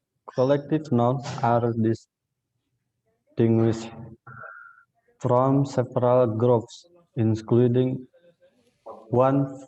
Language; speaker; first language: English; non-native, learner; Indonesian